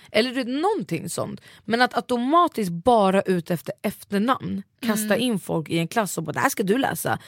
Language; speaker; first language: Swedish; early bilingual, other home language; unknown